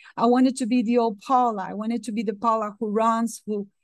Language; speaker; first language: English; non-native, fluent; Spanish